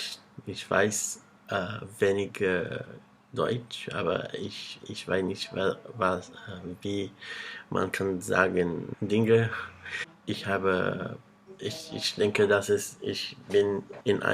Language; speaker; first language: German; non-native, learner; Portuguese